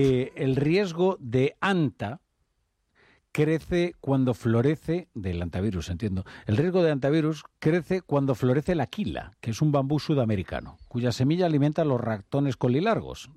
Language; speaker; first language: Spanish; native; Spanish